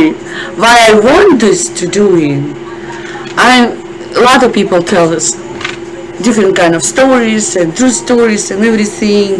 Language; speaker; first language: English; non-native, learner; Russian